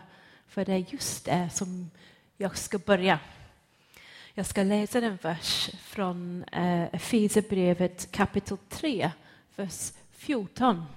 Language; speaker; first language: Swedish; non-native, fluent; English